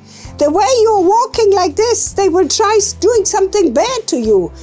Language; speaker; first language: English; non-native, fluent; German